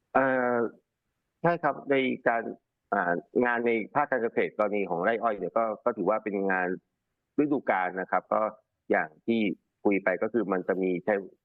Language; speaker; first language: Thai; native; Thai